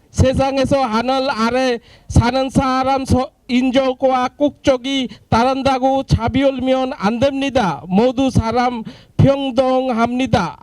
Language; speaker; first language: Korean; non-native, learner; Bangla